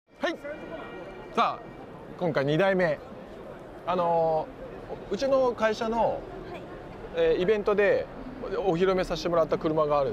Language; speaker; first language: Japanese; native; Japanese